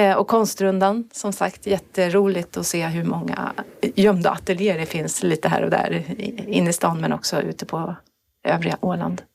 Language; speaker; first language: Swedish; native; Swedish